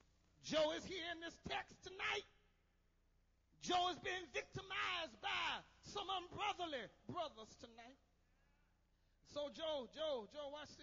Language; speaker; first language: English; native; English